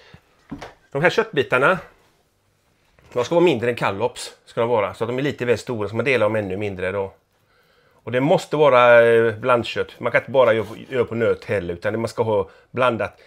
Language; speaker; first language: Swedish; native; Swedish